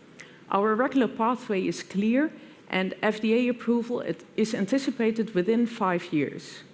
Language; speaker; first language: English; non-native, fluent; Dutch